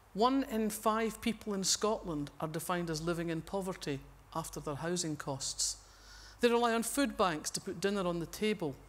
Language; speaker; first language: English; native; English